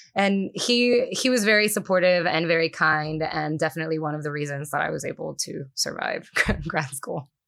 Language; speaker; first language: English; non-native, fluent; Spanish